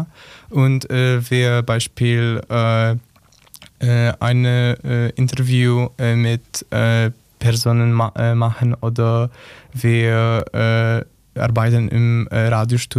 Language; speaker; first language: German; non-native, learner; Polish